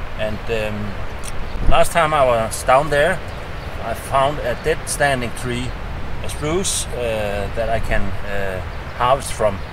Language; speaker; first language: English; non-native, fluent; Danish